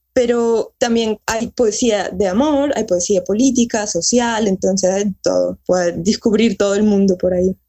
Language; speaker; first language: Spanish; early bilingual, other home language; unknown